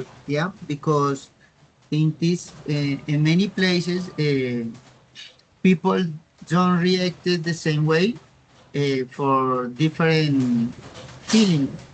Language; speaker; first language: English; non-native, learner; Spanish